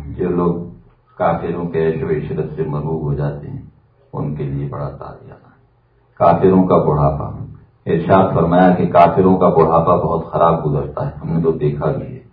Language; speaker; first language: Urdu; native; Urdu